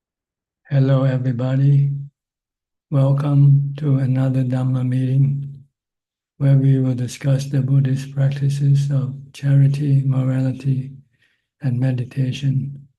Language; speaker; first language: English; non-native, fluent; Thai